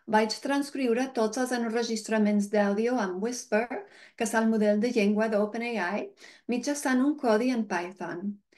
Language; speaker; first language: Catalan; non-native, fluent; English